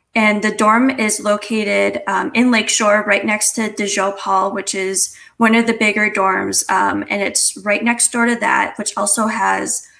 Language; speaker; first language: English; native; English